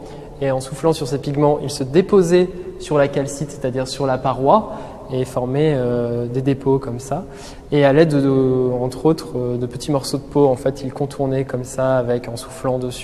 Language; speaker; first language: French; native; French